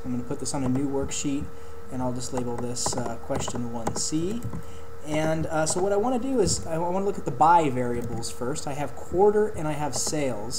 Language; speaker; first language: English; native; English